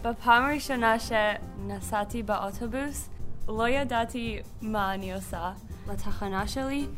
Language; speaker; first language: Hebrew; non-native, learner; English